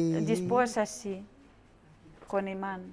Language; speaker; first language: Spanish; non-native, learner; Russian